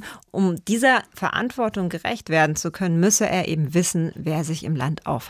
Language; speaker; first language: German; native; German